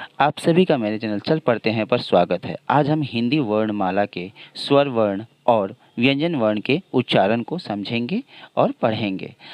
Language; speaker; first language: Hindi; non-native, local second language; Assamese